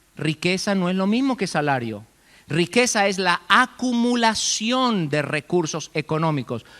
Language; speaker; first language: Spanish; native; Spanish